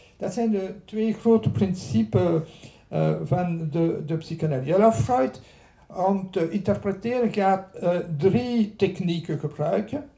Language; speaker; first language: Dutch; non-native, local second language; French